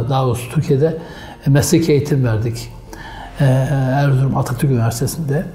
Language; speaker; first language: Turkish; native; Turkish